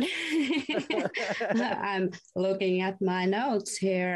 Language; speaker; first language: English; non-native, fluent; Finnish